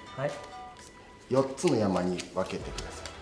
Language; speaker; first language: Japanese; non-native, learner; Korean